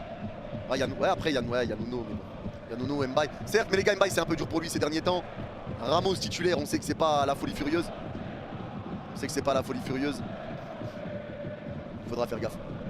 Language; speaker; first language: French; native; French